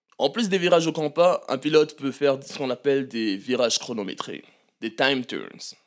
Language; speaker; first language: French; non-native, local second language; Malagasy